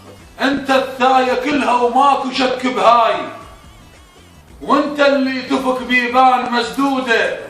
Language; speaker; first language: Arabic; native; Arabic